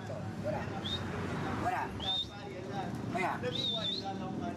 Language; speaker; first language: Spanish; native; Spanish